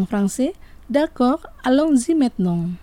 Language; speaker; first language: French; non-native, fluent; Indonesian